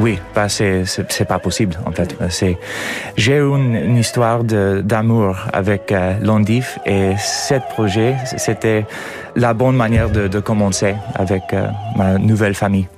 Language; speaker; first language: French; non-native, learner; English